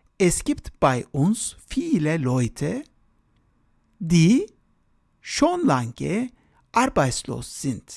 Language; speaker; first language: German; non-native, fluent; Turkish